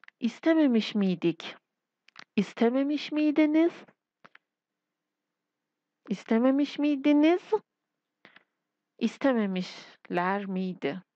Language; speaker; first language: Turkish; non-native, fluent; Persian